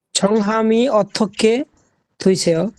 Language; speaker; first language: Korean; non-native, learner; Bangla